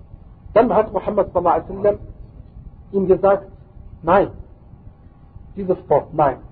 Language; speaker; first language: German; non-native, fluent; Arabic